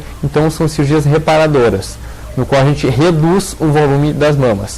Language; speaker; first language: Portuguese; native; Portuguese